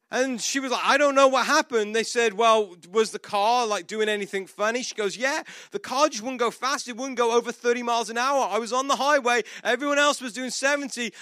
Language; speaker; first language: English; native; English